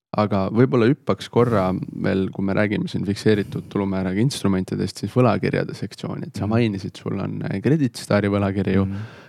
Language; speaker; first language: Estonian; native; Estonian